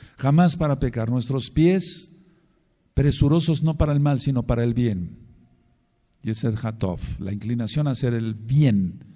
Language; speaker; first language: Spanish; native; Spanish